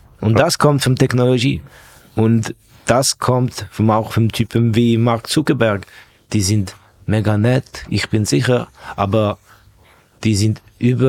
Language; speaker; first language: German; non-native, fluent; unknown